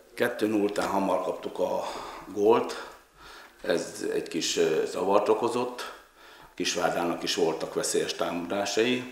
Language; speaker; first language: Hungarian; native; Hungarian